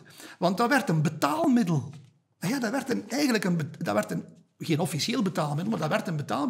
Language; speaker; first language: Dutch; native; Dutch